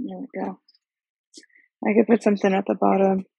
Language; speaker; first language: English; native; English